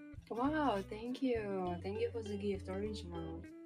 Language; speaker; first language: English; non-native, learner; Ukrainian